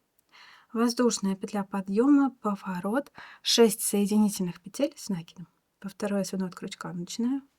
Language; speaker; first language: Russian; native; Russian